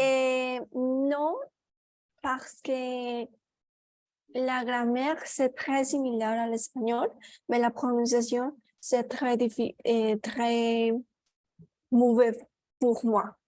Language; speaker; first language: French; non-native, learner; Spanish